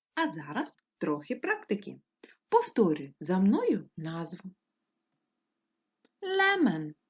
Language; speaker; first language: Ukrainian; native; Ukrainian